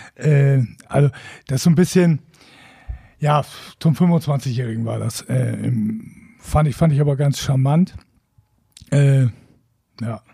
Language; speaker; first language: German; native; German